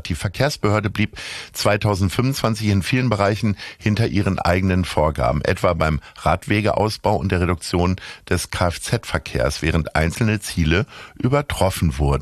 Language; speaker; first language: German; native; German